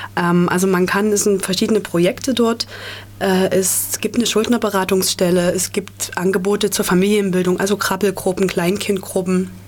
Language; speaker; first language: German; native; German